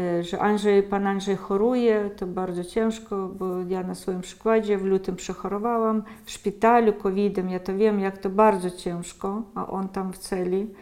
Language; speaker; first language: Polish; early bilingual, heritage; Polish